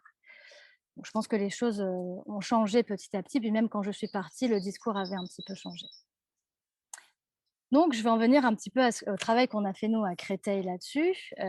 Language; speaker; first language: French; native; French